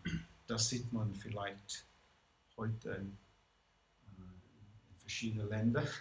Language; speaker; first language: German; non-native, fluent; English